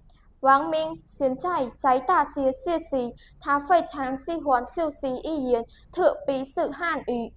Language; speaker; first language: Chinese; non-native, learner; Khmer